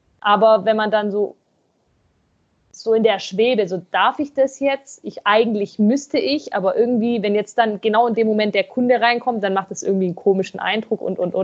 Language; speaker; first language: German; native; German